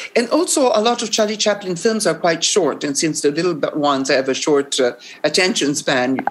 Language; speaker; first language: English; non-native, fluent; Italian